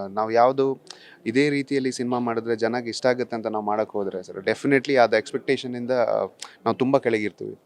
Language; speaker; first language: Kannada; non-native, local second language; Tulu